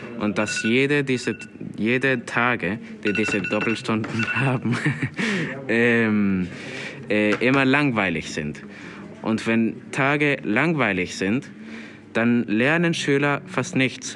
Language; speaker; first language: German; non-native, learner; Spanish